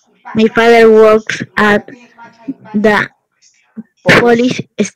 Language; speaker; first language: English; non-native, learner; Spanish